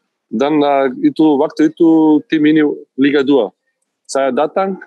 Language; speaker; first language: Indonesian; non-native, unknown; Macedonian